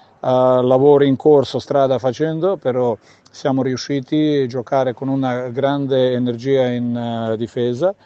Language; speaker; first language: Italian; non-native, fluent; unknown